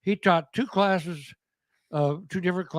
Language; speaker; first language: English; native; English